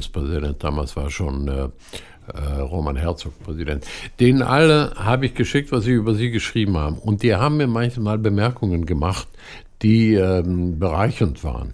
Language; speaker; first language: German; non-native, fluent; Hebrew